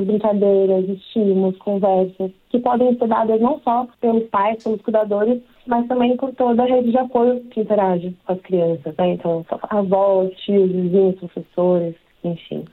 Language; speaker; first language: Portuguese; native; Portuguese